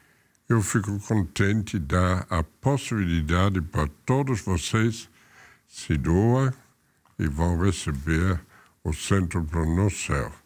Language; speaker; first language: Portuguese; non-native, fluent; German